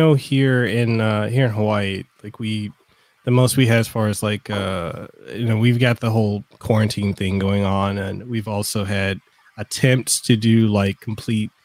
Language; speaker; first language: English; non-native, fluent; Samoan